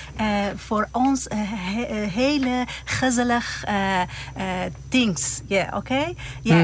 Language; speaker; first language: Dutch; non-native, learner; Persian